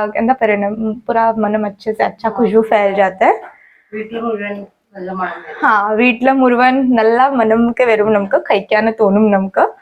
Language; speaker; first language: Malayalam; non-native, fluent; Hindi